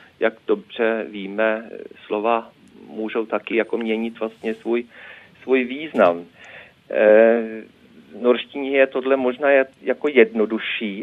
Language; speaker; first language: Czech; non-native, fluent; Norwegian